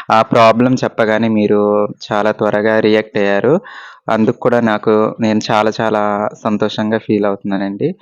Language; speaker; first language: Telugu; native; Telugu